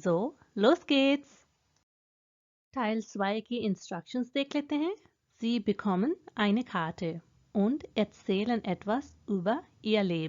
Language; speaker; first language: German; non-native, fluent; Hindi